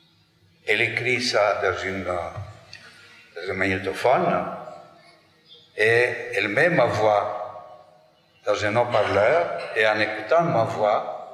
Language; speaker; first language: French; non-native, fluent; Greek